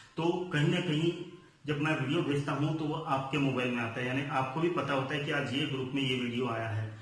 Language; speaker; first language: Hindi; non-native, local second language; Marathi